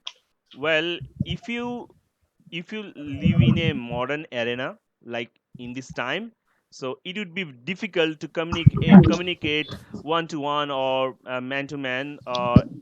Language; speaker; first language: English; non-native, learner; Bangla